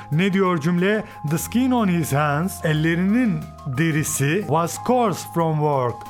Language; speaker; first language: English; non-native, fluent; Turkish